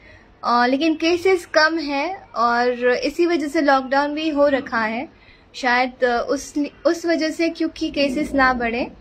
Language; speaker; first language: Hindi; native; Hindi